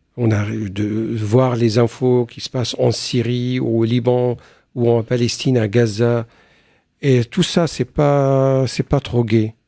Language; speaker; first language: French; non-native, fluent; Arabic